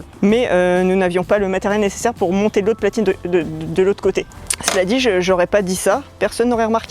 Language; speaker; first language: French; native; French